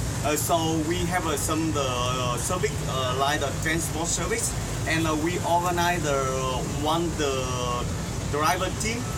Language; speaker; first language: English; non-native, learner; Vietnamese